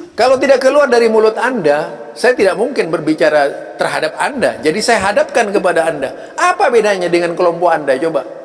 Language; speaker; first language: Indonesian; non-native, local second language; Madurese